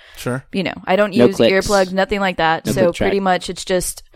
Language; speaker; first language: English; native; English